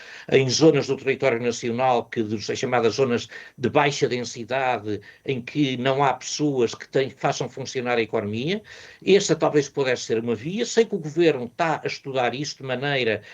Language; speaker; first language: Portuguese; native; Portuguese